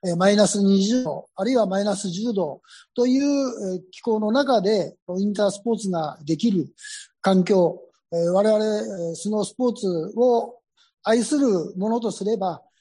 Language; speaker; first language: Japanese; native; Japanese